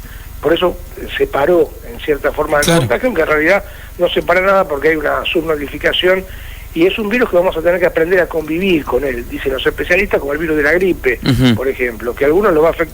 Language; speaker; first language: Spanish; native; Spanish